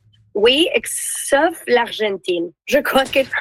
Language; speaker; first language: French; non-native, learner; Spanish